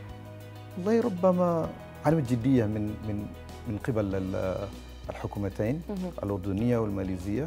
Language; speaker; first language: Arabic; non-native, fluent; Malay